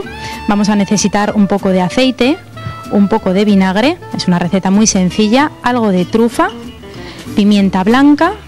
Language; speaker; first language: Spanish; native; Spanish